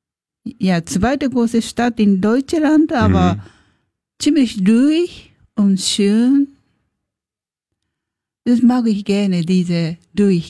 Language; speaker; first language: German; non-native, learner; Japanese